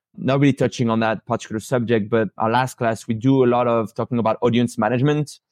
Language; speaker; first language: English; non-native, fluent; French